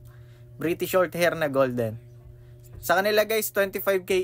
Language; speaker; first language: Filipino; native; Filipino